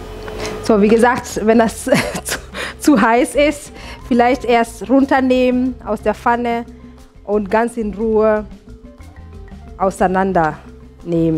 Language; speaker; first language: German; non-native, fluent; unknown